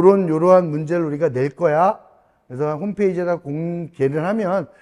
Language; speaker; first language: Korean; native; Korean